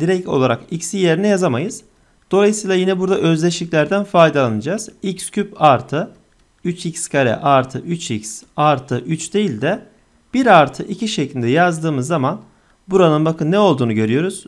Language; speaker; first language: Turkish; native; Turkish